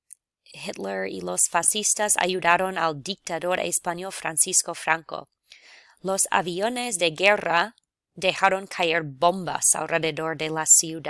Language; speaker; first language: Spanish; non-native, fluent; English